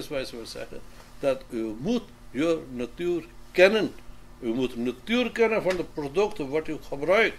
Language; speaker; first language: Dutch; non-native, fluent; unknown